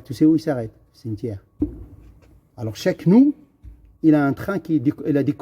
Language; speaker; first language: French; non-native, fluent; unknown